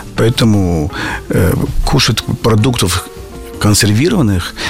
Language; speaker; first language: Russian; non-native, fluent; Portuguese